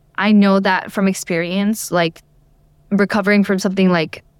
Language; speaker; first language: English; native; English